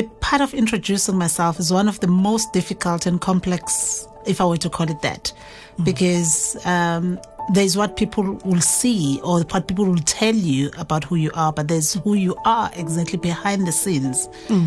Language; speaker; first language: English; non-native, local second language; Zulu